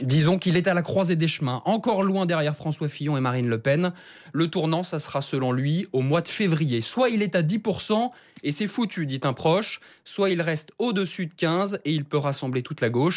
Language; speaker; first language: French; native; French